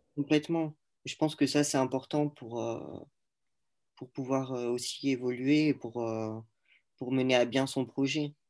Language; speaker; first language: French; native; French